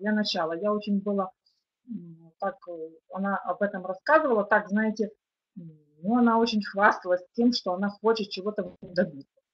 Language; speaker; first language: Russian; non-native, local second language; Ukrainian